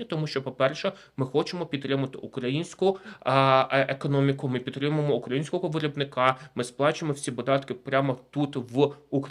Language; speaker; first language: Ukrainian; native; Ukrainian